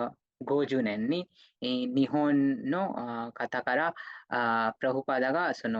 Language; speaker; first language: Japanese; non-native, fluent; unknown